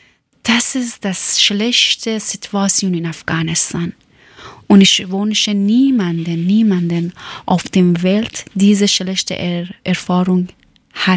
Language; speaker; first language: German; non-native, learner; Persian